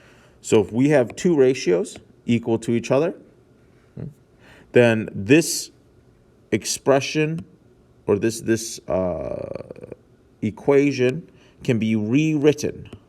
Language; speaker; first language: English; native; English